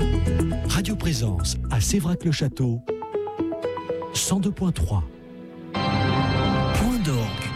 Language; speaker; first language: French; native; French